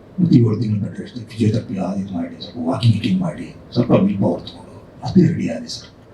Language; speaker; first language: Kannada; native; Kannada